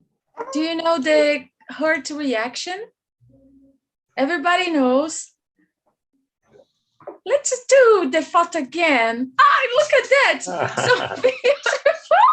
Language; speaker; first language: English; non-native, learner; Portuguese